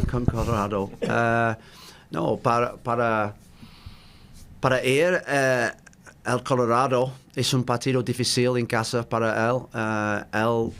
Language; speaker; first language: Spanish; non-native, learner; English